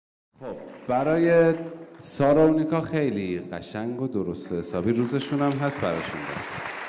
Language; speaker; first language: Persian; native; Persian